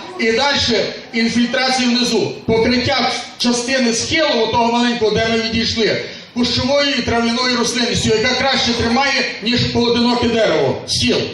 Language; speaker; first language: Ukrainian; native; Ukrainian